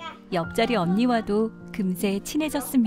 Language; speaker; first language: Korean; native; Korean